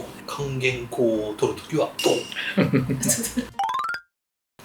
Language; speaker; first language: Japanese; native; Japanese